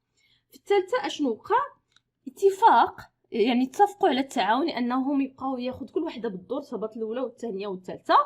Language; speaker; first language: Arabic; native; Arabic